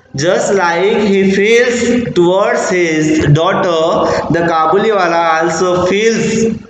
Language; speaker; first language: English; non-native, local second language; Marathi